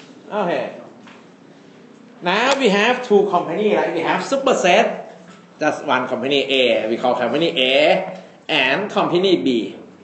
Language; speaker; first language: English; non-native, fluent; Thai